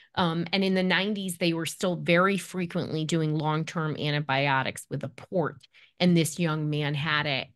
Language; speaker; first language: English; native; English